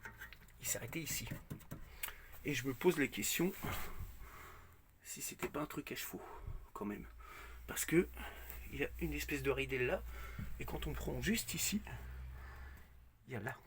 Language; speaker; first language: French; native; French